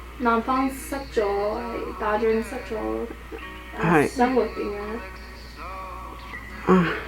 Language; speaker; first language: Cantonese; early bilingual, heritage; English